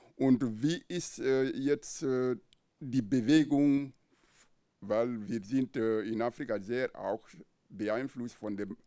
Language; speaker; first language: German; non-native, fluent; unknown